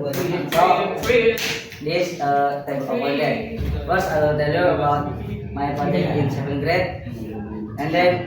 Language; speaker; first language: English; non-native, learner; Indonesian